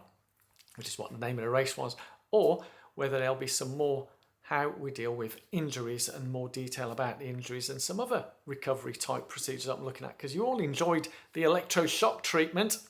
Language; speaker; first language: English; native; English